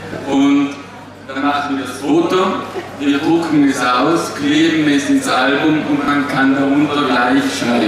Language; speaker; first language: German; non-native, fluent; Italian